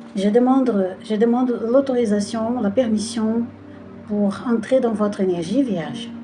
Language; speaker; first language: French; non-native, fluent; Portuguese